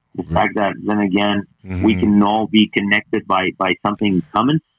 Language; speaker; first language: English; non-native, fluent; Spanish